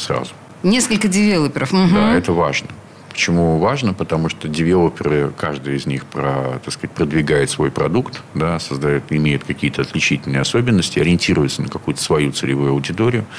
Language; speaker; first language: Russian; native; Russian